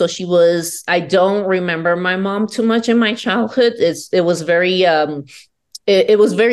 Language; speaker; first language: English; non-native, fluent; Spanish